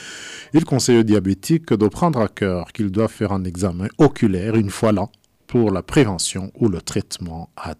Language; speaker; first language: French; non-native, local second language; Rundi